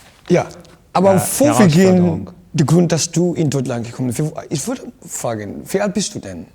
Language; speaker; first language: German; non-native, learner; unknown